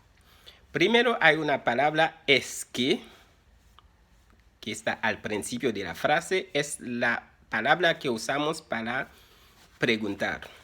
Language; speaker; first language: Spanish; non-native, fluent; Haitian Creole